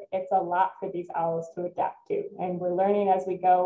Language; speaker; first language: English; native; English